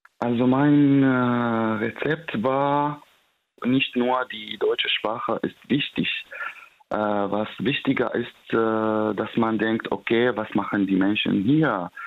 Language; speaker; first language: German; non-native, fluent; Arabic